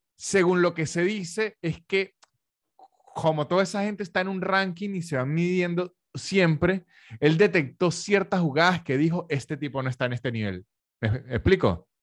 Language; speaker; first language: Spanish; native; Spanish